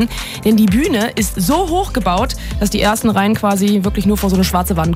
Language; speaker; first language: German; native; German